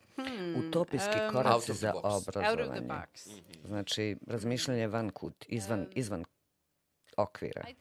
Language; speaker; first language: Bosnian; non-native, fluent; English